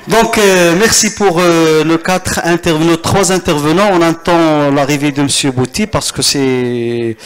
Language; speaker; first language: French; non-native, local second language; Arabic